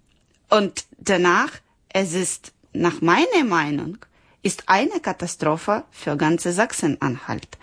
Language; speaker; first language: German; non-native, learner; Ukrainian